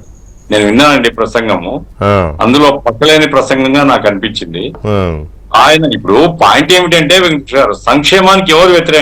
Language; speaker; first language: Telugu; native; Telugu